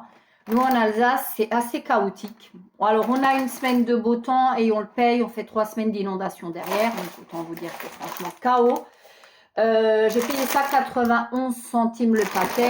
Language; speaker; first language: French; native; French